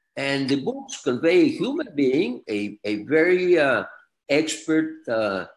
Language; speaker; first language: English; non-native, fluent; Spanish